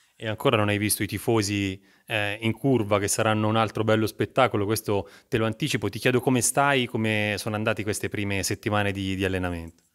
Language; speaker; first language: Italian; native; Italian